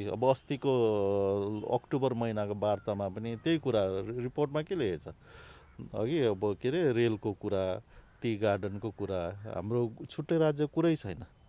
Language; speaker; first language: Nepali; native; Nepali